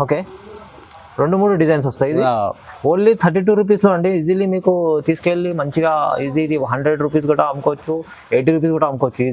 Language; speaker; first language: Telugu; native; Telugu